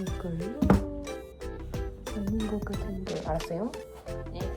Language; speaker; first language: Korean; non-native, fluent; Cantonese